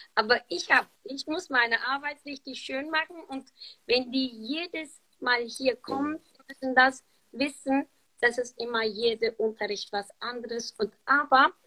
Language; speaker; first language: German; non-native, learner; Turkish